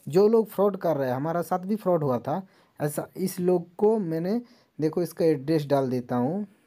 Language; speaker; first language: Hindi; non-native, local second language; Bangla